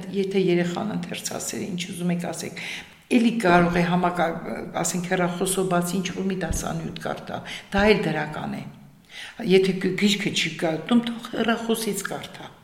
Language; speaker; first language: Armenian; native; Armenian